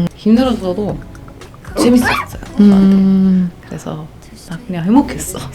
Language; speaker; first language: Korean; non-native, fluent; Portuguese